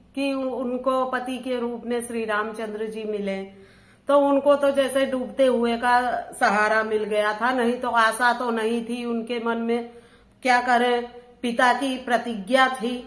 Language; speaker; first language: Hindi; native; Hindi